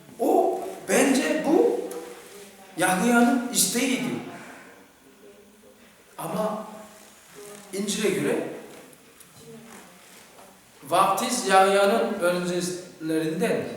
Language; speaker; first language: Turkish; non-native, fluent; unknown